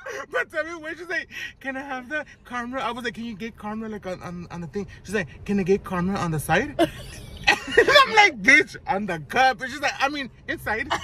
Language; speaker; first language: English; early bilingual, other home language; Spanish